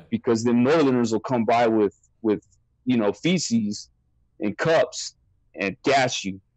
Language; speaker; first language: English; native; English